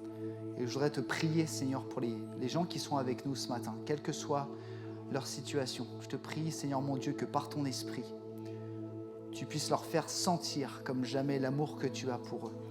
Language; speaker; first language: French; native; French